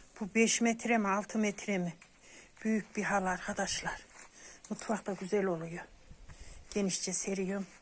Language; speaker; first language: Turkish; native; Turkish